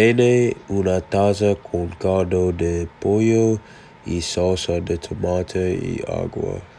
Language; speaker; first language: Spanish; non-native, learner; English